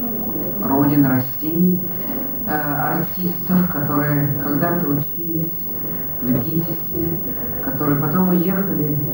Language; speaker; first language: Russian; native; Russian